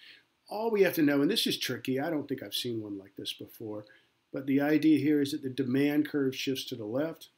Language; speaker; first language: English; native; English